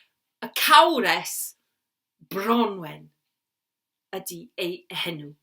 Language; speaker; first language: Welsh; non-native, learner; English